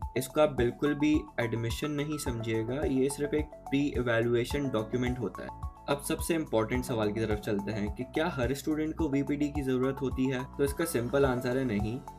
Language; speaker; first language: Urdu; native; Urdu